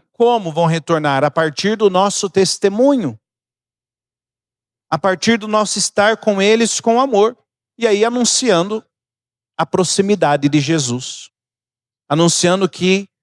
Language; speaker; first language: Portuguese; native; Portuguese